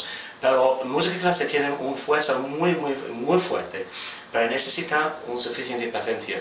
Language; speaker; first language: Spanish; non-native, fluent; English